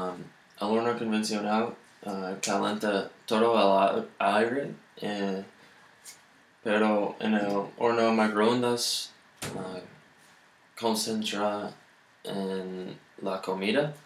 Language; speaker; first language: Spanish; non-native, learner; English